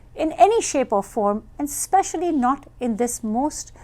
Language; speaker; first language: English; non-native, local second language; Urdu